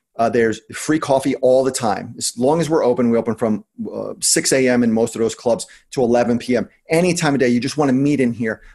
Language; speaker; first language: English; native; English